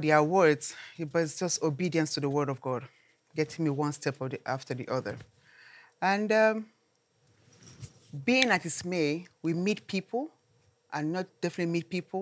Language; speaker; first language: English; non-native, local second language; Igbo